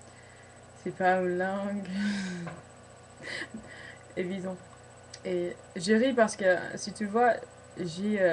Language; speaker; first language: French; non-native, fluent; English